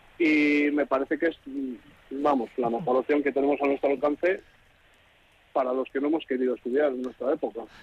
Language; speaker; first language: Spanish; native; Spanish